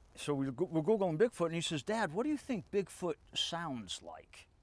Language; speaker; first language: English; native; English